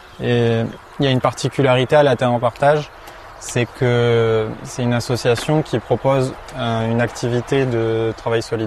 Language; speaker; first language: French; native; French